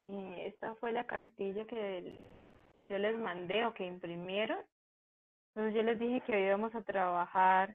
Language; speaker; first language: Spanish; native; Spanish